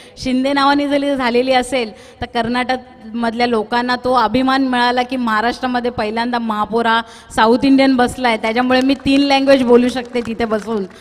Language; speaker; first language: Marathi; non-native, local second language; Tulu